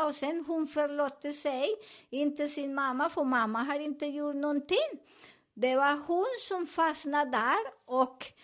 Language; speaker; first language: Swedish; non-native, fluent; Spanish